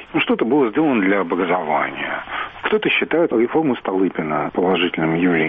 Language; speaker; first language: Russian; native; Russian